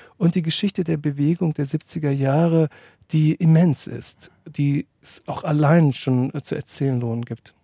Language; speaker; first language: German; early bilingual, other home language; Turkish